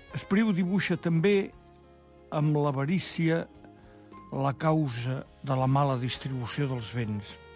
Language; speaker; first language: Catalan; native; Catalan